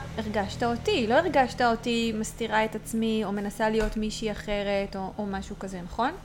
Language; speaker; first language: Hebrew; native; Hebrew